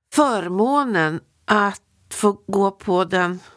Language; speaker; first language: Swedish; native; Swedish